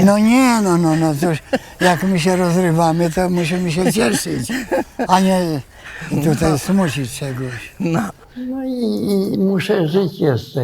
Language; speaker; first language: Polish; native; Polish